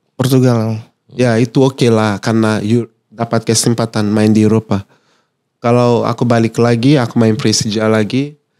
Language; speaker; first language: Indonesian; non-native, fluent; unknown